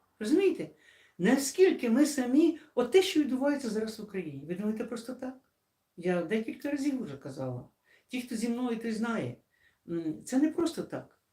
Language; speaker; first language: Ukrainian; non-native, local second language; Russian